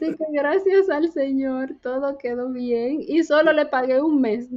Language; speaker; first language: Spanish; native; Spanish